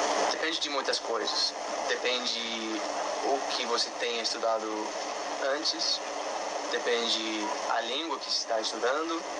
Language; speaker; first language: Portuguese; non-native, fluent; English